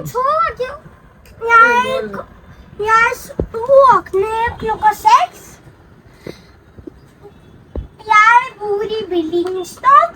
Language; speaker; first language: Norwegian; early bilingual, other home language; Gujarati